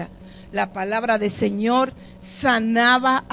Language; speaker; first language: Spanish; native; Spanish